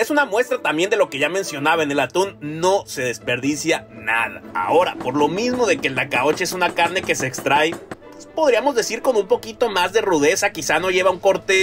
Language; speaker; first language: Spanish; native; Spanish